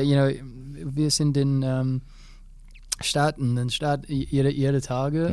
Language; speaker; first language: German; non-native, learner; English